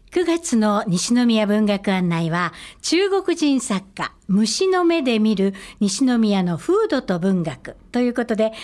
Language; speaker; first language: Japanese; native; Japanese